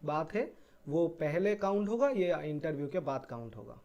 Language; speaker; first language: Hindi; non-native, local second language; Bangla